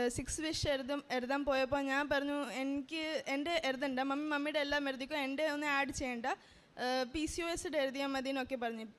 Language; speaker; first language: Malayalam; early bilingual, heritage; Malayalam